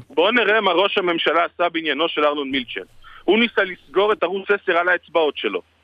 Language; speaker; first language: Hebrew; native; Hebrew